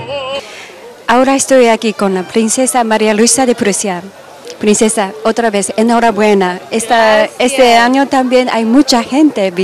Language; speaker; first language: Spanish; non-native, learner; Japanese